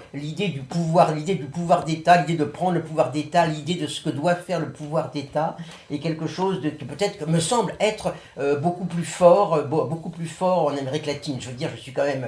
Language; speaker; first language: French; native; French